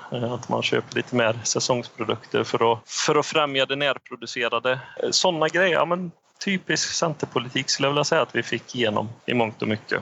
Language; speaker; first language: Swedish; native; Swedish